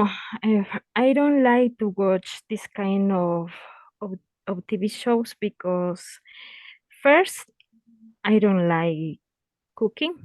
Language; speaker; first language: English; non-native, learner; Spanish